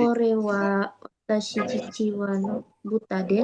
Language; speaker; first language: Japanese; non-native, learner; Indonesian